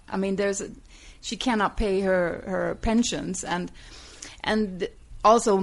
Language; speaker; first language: English; non-native, fluent; Danish